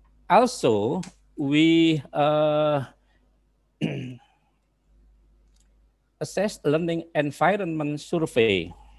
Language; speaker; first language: English; non-native, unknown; Indonesian